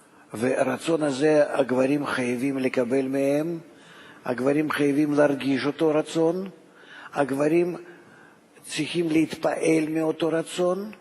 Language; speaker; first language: Hebrew; non-native, fluent; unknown